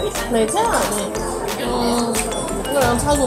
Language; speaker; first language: Korean; non-native, learner; Chinese